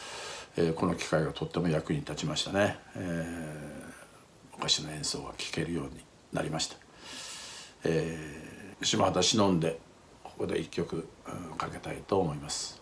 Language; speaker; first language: Japanese; native; Japanese